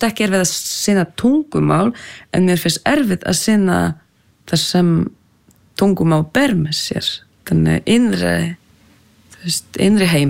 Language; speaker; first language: Icelandic; non-native, fluent; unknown